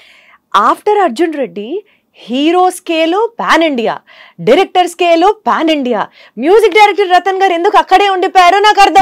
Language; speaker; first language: Telugu; native; Telugu